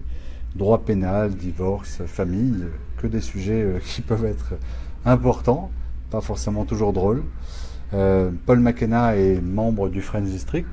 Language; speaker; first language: French; native; French